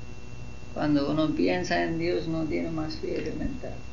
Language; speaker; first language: Spanish; non-native, fluent; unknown